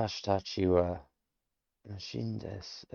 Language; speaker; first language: Japanese; non-native, learner; English